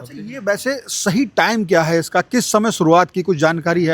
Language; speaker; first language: Hindi; native; Hindi